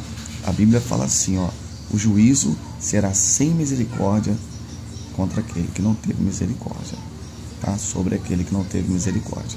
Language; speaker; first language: Portuguese; native; Portuguese